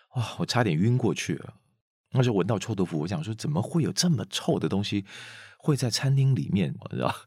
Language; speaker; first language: Chinese; non-native, local second language; Hakka Chinese